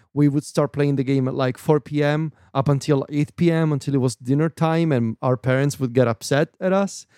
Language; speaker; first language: English; non-native, fluent; Italian